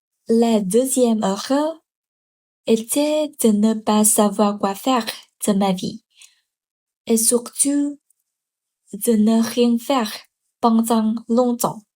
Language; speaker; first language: French; non-native, learner; Vietnamese